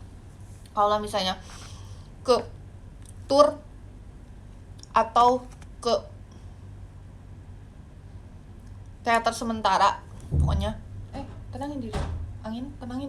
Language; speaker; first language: Indonesian; native; Indonesian